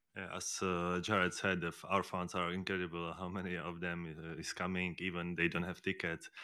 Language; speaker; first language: English; non-native, fluent; Czech